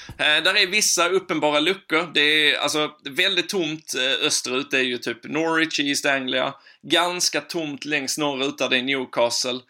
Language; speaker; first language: Swedish; native; Swedish